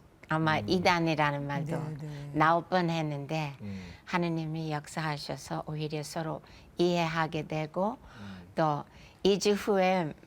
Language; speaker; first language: Korean; non-native, fluent; English